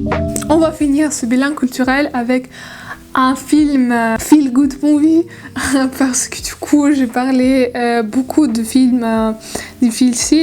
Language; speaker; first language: French; non-native, learner; Russian